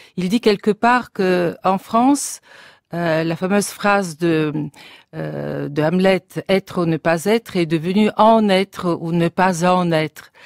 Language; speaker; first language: French; non-native, fluent; Bulgarian